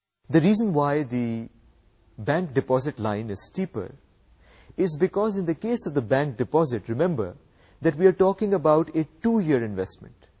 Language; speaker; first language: English; non-native, local second language; Urdu